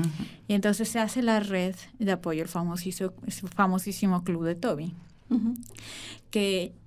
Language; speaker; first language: Spanish; native; Spanish